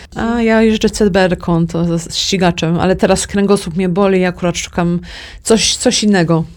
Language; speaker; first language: Polish; early bilingual, heritage; Polish